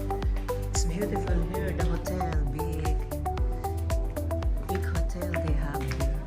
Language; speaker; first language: English; non-native, local second language; Filipino